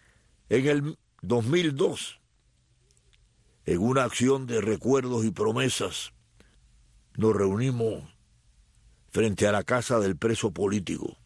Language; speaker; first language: Spanish; native; Spanish